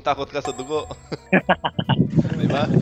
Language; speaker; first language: Filipino; non-native, fluent; English